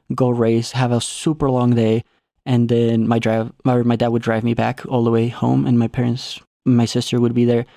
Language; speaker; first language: English; non-native, fluent; Spanish